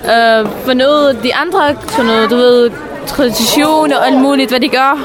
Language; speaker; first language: Danish; non-native, learner; Kurdish